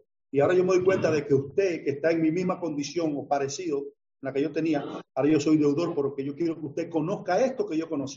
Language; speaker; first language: Spanish; native; Spanish